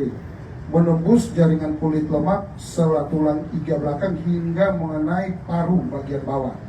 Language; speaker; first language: Indonesian; native; Indonesian